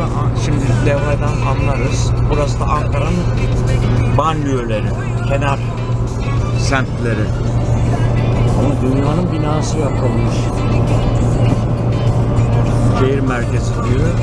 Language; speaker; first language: Turkish; native; Turkish